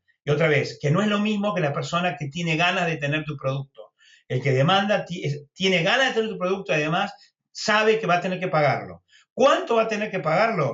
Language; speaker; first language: Spanish; native; Spanish